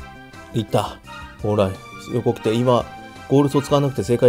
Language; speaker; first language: Japanese; native; Japanese